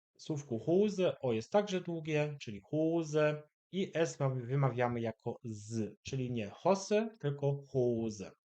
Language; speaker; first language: Polish; native; Polish